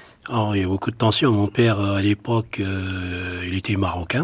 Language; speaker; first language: French; non-native, local second language; Arabic